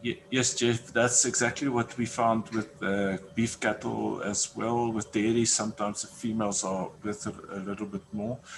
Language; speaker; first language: English; non-native, local second language; Afrikaans